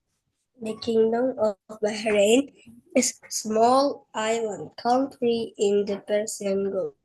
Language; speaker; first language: English; non-native, learner; Indonesian